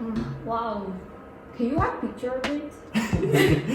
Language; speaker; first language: English; non-native, learner; Korean